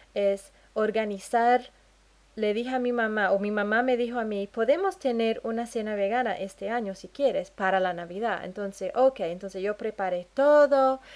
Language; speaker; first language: Spanish; non-native, fluent; English